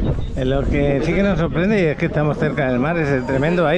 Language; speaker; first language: Spanish; native; Spanish